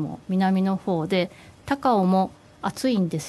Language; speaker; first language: Japanese; native; Japanese